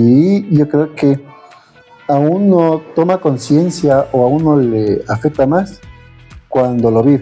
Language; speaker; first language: Spanish; native; Spanish